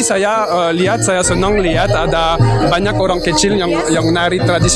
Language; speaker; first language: Indonesian; non-native, fluent; French